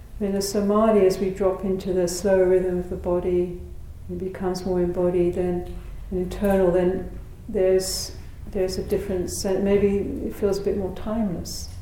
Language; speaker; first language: English; native; English